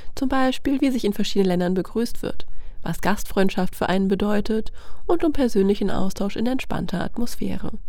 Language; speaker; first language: German; native; German